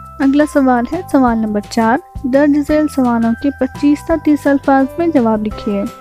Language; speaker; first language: Urdu; native; Urdu